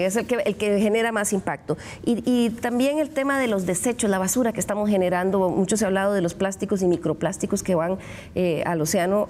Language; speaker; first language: Spanish; native; Spanish